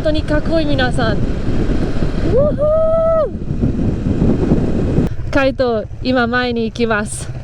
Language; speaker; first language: Japanese; non-native, learner; Spanish